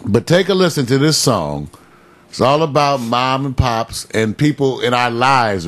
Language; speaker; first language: English; native; English